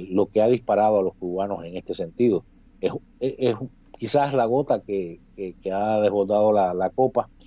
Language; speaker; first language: Spanish; native; Spanish